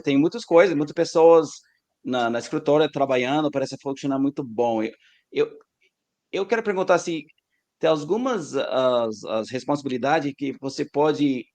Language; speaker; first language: Portuguese; non-native, learner; English